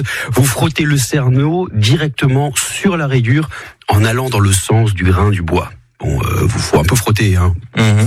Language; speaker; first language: French; native; French